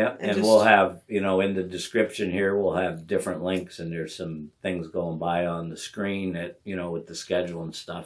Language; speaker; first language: English; native; English